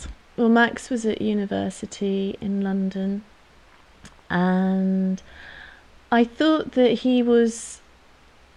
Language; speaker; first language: English; native; English